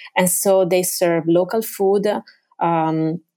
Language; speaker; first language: English; non-native, fluent; Italian